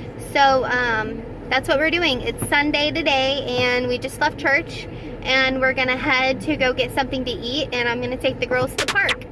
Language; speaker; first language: English; native; English